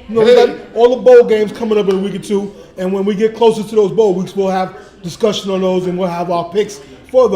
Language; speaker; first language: English; native; English